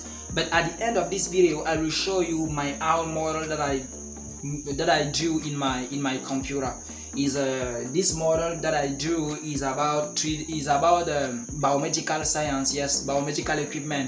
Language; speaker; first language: English; non-native, fluent; French